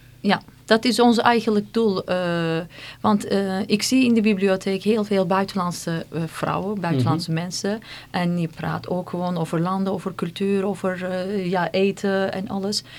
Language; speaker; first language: Dutch; non-native, fluent; Turkish